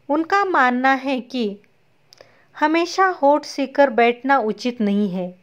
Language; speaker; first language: Hindi; non-native, local second language; Marathi